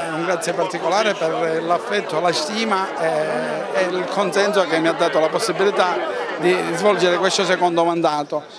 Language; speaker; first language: Italian; native; Italian